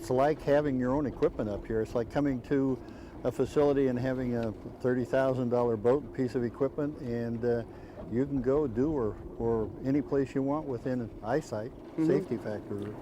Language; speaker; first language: English; native; English